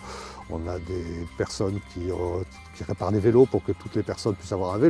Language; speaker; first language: French; native; French